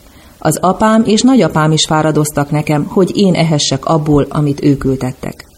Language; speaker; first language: Hungarian; native; Hungarian